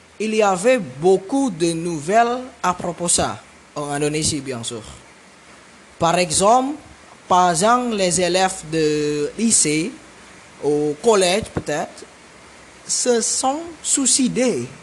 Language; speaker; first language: French; non-native, learner; Indonesian